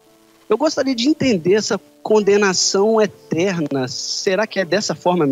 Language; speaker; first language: Portuguese; native; Portuguese